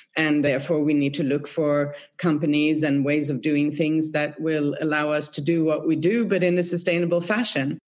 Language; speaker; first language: English; non-native, fluent; Swedish